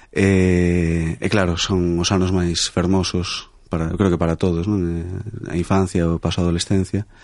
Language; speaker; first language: Galician; native; Galician